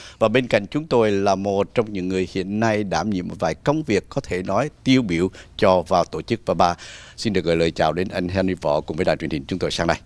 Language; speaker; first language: Vietnamese; native; Vietnamese